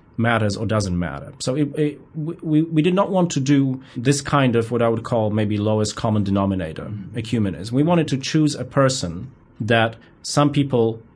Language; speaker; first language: English; non-native, fluent; Polish